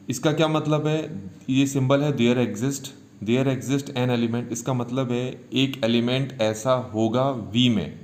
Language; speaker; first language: Hindi; native; Hindi